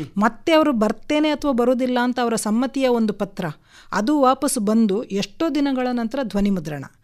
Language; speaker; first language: Kannada; non-native, local second language; Konkani